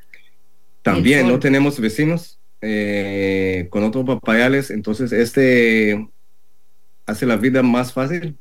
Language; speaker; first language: Spanish; non-native, learner; Hebrew